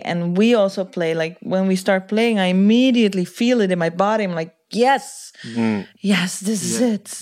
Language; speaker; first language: English; non-native, fluent; Dutch